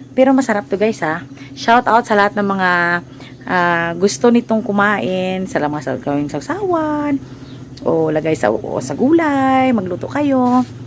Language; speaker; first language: Filipino; non-native, local second language; Hiligaynon